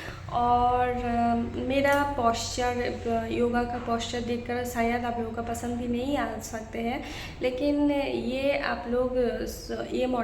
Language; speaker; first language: Hindi; non-native, local second language; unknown